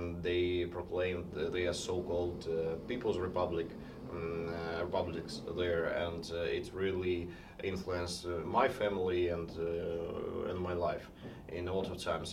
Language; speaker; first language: English; non-native, fluent; Ukrainian